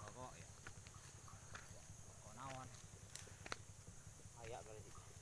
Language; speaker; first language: Indonesian; non-native, local second language; Sundanese